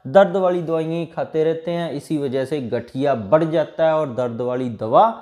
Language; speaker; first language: Hindi; native; Hindi